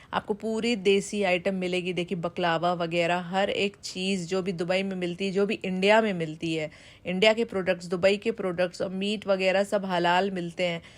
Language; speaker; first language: Hindi; native; Hindi